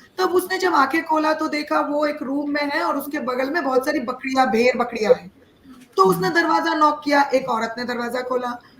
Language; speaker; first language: Hindi; non-native, local second language; Bangla